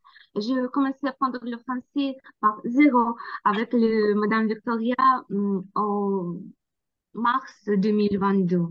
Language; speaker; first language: French; non-native, learner; Ukrainian